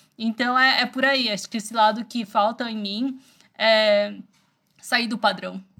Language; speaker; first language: Portuguese; early bilingual, other home language; Chinese